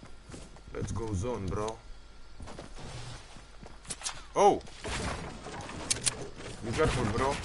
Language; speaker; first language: English; non-native, learner; French